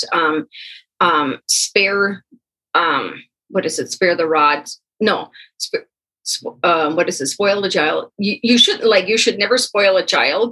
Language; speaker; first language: English; early bilingual, other home language; German